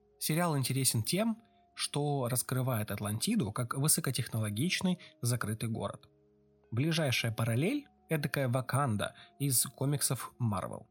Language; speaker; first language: Russian; native; Russian